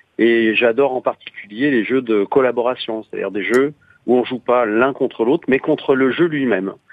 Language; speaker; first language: French; native; French